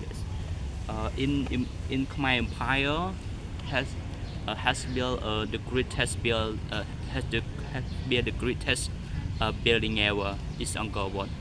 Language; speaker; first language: English; non-native, learner; Khmer